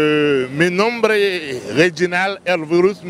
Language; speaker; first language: Spanish; non-native, local second language; Haitian Creole